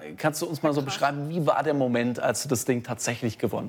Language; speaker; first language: German; native; German